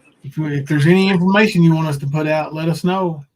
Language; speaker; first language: English; native; English